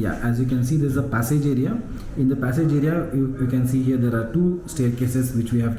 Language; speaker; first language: English; non-native, local second language; Hindi